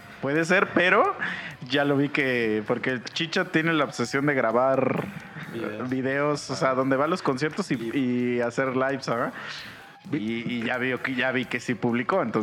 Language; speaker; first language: Spanish; native; Spanish